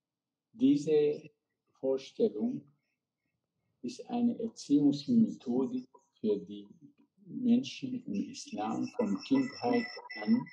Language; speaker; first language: German; non-native, fluent; Arabic